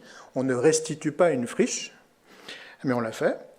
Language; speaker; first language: French; native; French